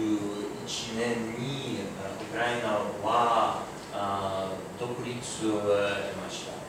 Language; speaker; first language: Japanese; non-native, learner; Ukrainian